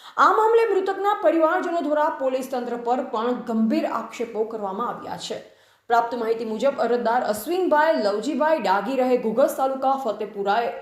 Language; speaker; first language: Gujarati; native; Gujarati